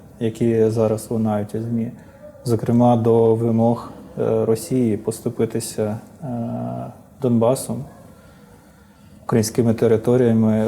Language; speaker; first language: Ukrainian; native; Ukrainian